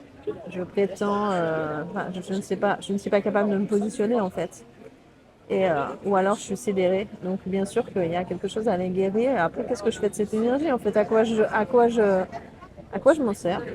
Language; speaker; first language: French; native; French